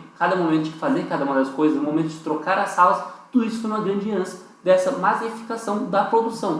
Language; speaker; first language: Portuguese; native; Portuguese